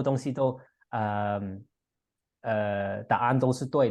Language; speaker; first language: Chinese; non-native, fluent; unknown